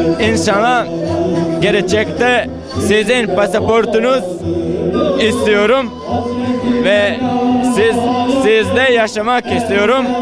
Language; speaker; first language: Turkish; non-native, learner; Bosnian